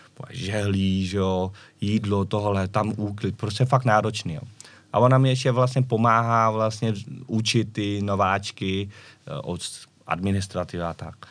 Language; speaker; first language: Czech; early bilingual, other home language; Vietnamese